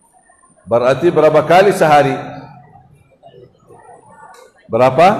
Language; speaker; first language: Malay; non-native, fluent; Arabic